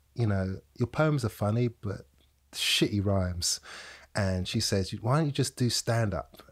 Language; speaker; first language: English; native; English